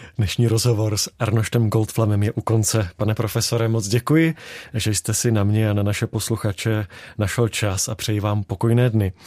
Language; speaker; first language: Czech; native; Czech